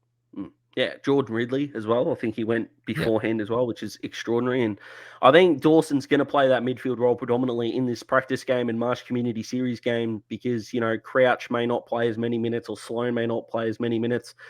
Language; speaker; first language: English; native; English